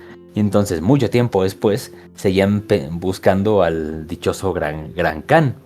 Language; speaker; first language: Spanish; native; Spanish